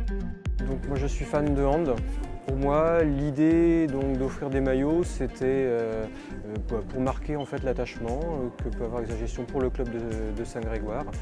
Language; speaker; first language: French; native; French